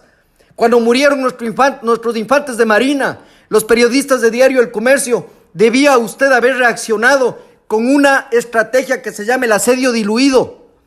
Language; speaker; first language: Spanish; native; Spanish